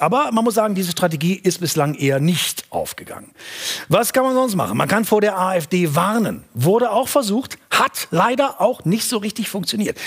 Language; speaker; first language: German; native; German